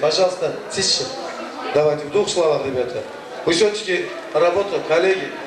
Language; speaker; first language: Russian; non-native, local second language; Azerbaijani